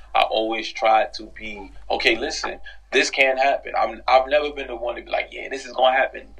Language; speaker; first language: English; native; English